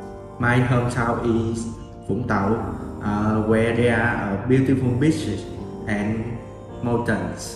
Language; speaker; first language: English; non-native, learner; Vietnamese